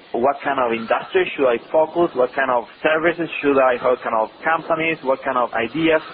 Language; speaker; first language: English; non-native, fluent; Spanish